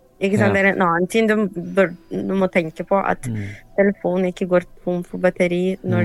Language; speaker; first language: Norwegian; non-native, fluent; Ukrainian